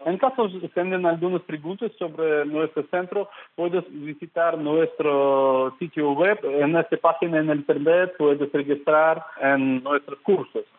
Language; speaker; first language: Spanish; non-native, fluent; Russian